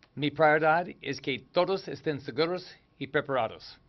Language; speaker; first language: Spanish; non-native, learner; English